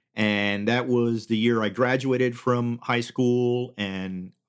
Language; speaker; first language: English; early bilingual, other home language; Spanish